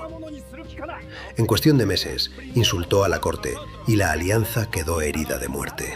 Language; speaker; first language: Spanish; native; Spanish